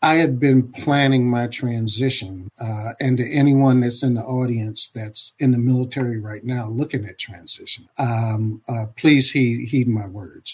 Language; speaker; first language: English; native; English